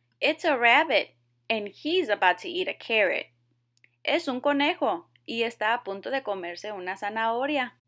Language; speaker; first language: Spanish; early bilingual, heritage; Spanish